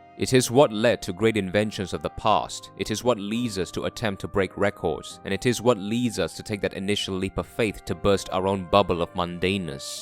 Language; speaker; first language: English; non-native, fluent; Korean